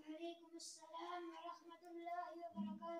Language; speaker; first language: Arabic; non-native, learner; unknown